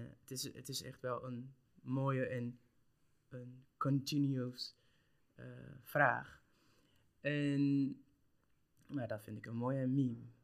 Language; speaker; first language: Dutch; non-native, local second language; Papiamento